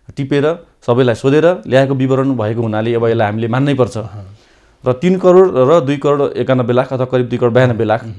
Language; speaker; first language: Nepali; native; Nepali